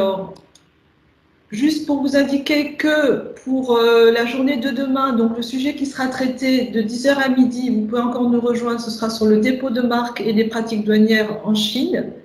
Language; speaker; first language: French; native; French